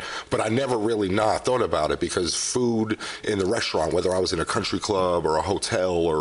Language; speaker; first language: English; native; English